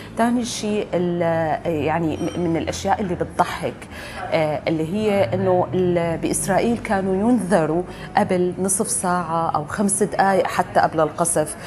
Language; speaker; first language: Arabic; native; Arabic